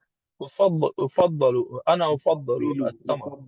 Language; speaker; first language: Arabic; non-native, learner; English